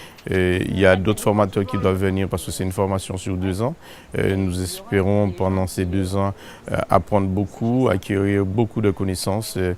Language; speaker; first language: French; native; French